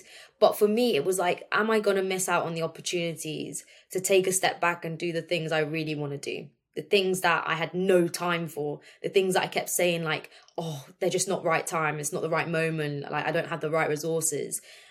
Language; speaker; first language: English; native; English